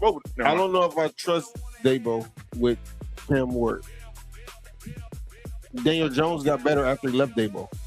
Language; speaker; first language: English; native; English